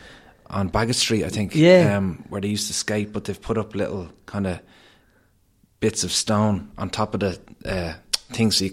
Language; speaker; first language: English; native; English